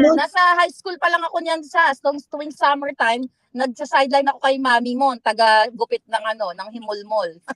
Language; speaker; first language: Filipino; non-native, local second language; Cebuano